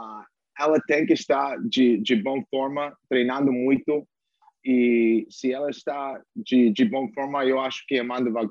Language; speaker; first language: Portuguese; non-native, fluent; English